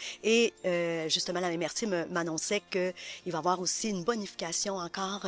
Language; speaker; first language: French; native; French